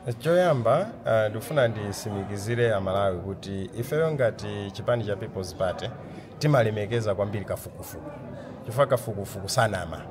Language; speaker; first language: Nyanja; native; Nyanja